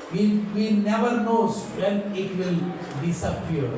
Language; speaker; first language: English; non-native, local second language; Telugu